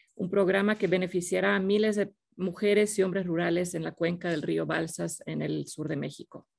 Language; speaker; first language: Spanish; non-native, fluent; Finnish